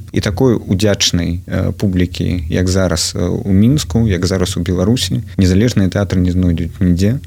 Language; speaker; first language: Belarusian; non-native, local second language; Russian